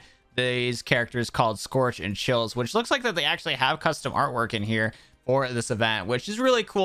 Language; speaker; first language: English; native; English